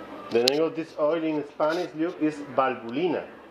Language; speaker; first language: English; non-native, learner; Spanish